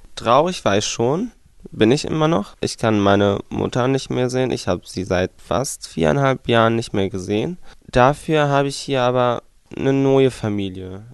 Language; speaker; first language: German; non-native, fluent; Arabic